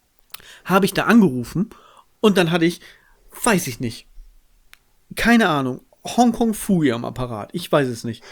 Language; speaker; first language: German; native; German